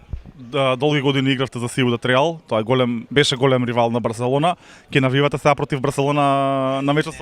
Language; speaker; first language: Macedonian; native; Macedonian